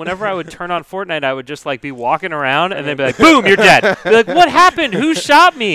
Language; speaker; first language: English; native; English